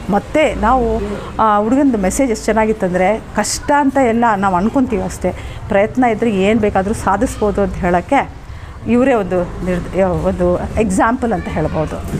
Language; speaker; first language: Kannada; native; Kannada